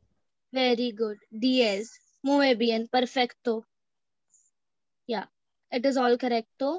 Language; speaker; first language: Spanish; non-native, fluent; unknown